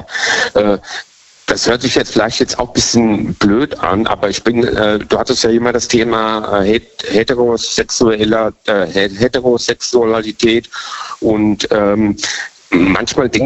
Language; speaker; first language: German; native; German